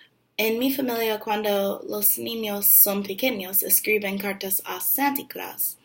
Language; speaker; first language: Spanish; non-native, learner; English